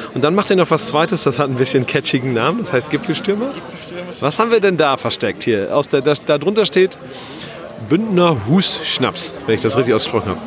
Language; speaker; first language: German; native; German